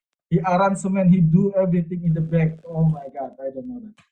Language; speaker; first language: English; non-native, learner; Indonesian